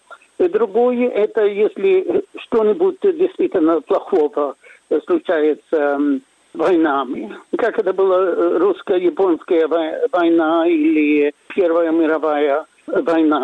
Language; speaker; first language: Russian; non-native, fluent; Swedish